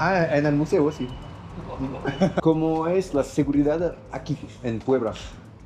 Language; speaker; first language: Spanish; non-native, learner; French